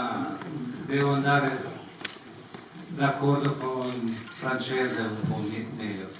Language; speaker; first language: Italian; non-native, fluent; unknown